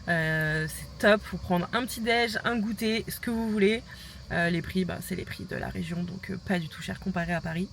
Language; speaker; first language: French; native; French